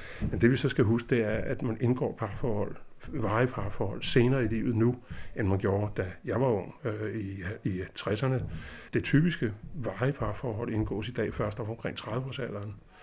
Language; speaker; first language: Danish; native; Danish